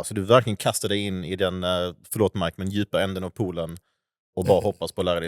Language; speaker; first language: Swedish; native; Swedish